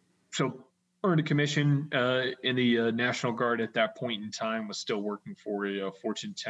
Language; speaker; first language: English; native; English